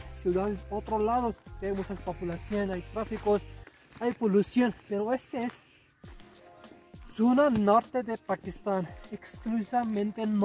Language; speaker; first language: Spanish; non-native, learner; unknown